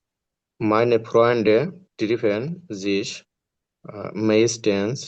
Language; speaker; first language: German; non-native, learner; Bangla